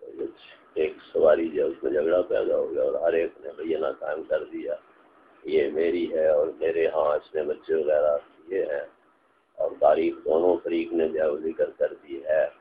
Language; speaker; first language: Urdu; non-native, local second language; Punjabi